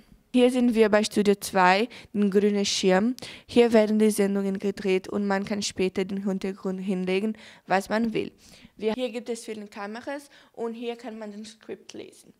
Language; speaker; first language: German; non-native, learner; Portuguese